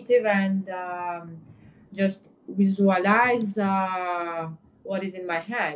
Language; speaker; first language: English; non-native, fluent; Ukrainian